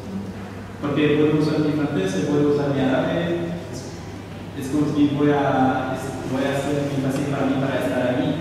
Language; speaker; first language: Spanish; non-native, learner; Arabic